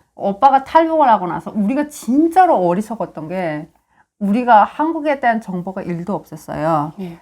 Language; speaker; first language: Korean; native; Korean